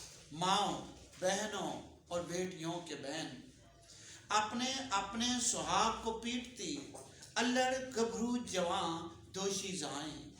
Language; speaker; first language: Urdu; native; Urdu